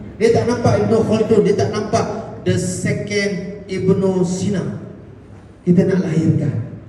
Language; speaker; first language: Malay; native; Malay